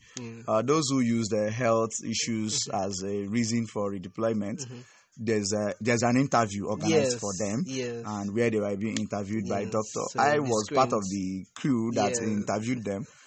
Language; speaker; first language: English; non-native, local second language; Igbo